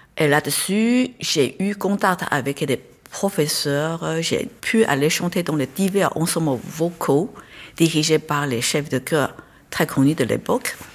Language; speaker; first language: French; non-native, fluent; Chinese